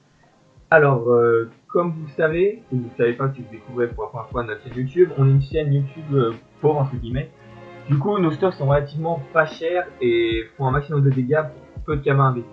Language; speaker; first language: French; native; French